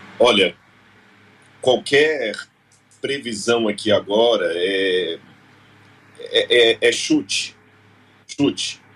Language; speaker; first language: Portuguese; native; Portuguese